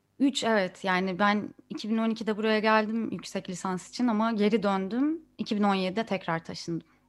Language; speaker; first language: Turkish; native; Turkish